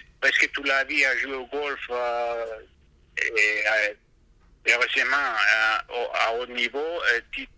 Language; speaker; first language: French; non-native, fluent; Spanish